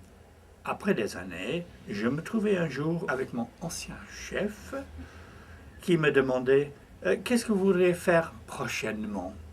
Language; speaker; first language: French; non-native, fluent; English